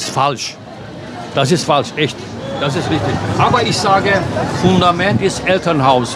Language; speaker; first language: German; non-native, fluent; Turkish